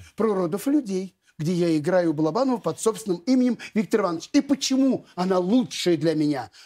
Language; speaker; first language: Russian; native; Russian